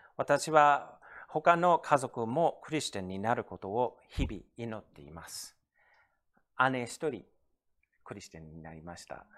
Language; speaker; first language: Japanese; non-native, fluent; English